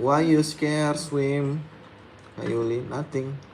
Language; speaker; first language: English; non-native, learner; Indonesian